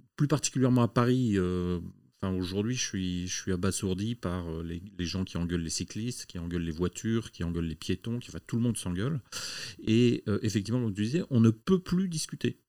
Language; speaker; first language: French; native; French